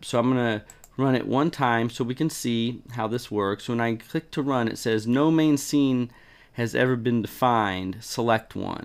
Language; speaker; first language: English; native; English